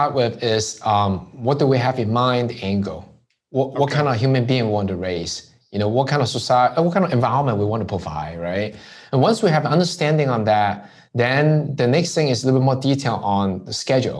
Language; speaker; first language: English; non-native, local second language; Cantonese